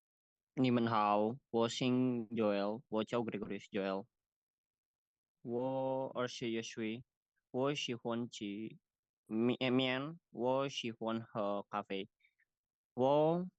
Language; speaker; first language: Chinese; non-native, learner; Indonesian